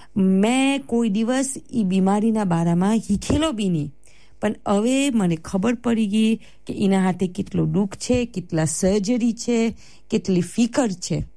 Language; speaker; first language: Gujarati; early bilingual, heritage; Gujarati